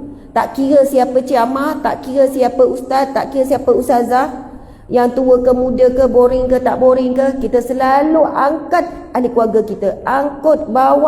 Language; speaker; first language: Malay; native; Malay